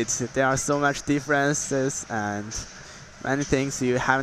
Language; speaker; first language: English; non-native, learner; Chinese